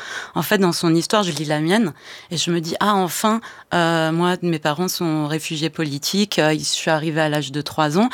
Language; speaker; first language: French; early bilingual, other home language; Persian